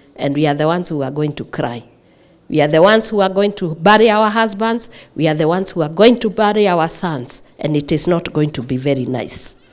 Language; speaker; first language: English; non-native, local second language; Swahili